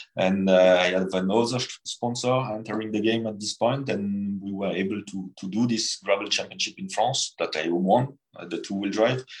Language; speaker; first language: English; non-native, fluent; French